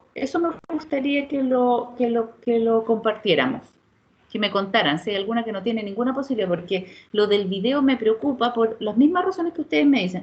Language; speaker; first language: Spanish; native; Spanish